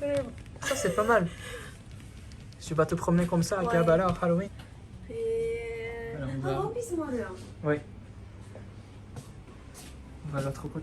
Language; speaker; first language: French; non-native, fluent; Japanese